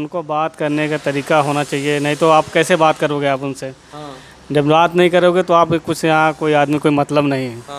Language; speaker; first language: Hindi; native; Hindi